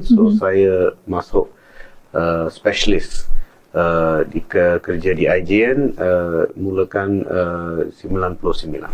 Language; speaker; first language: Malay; non-native, local second language; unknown